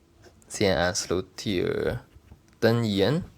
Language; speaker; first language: Swedish; non-native, learner; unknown